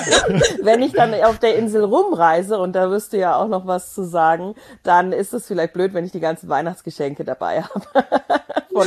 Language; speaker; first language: German; native; German